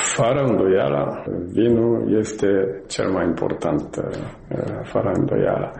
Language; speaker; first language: Romanian; non-native, fluent; Japanese